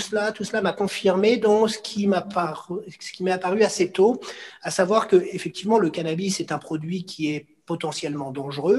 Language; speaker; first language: French; native; French